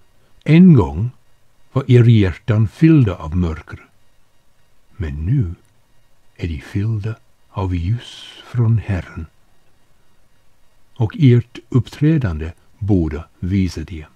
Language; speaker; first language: Swedish; non-native, fluent; English